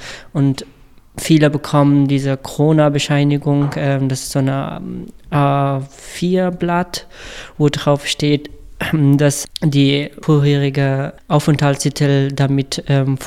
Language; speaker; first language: German; non-native, fluent; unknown